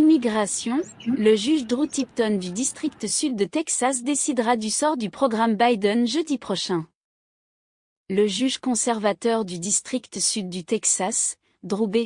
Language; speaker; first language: French; non-native, local second language; Haitian Creole